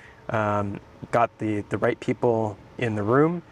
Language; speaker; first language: English; native; English